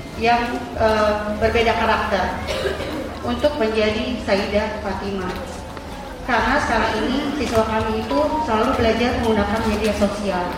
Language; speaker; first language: Indonesian; native; Indonesian